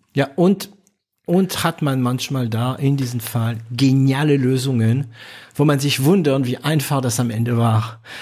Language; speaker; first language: German; non-native, fluent; French